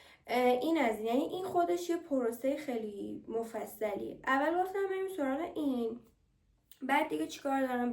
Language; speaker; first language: Persian; native; Persian